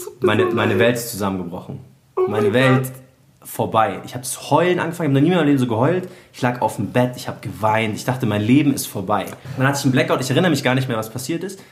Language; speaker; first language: German; early bilingual, other home language; Arabic